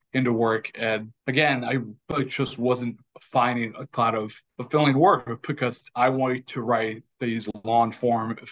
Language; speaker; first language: English; native; English